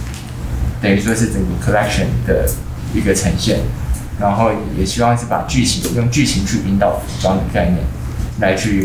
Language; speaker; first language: Chinese; native; Chinese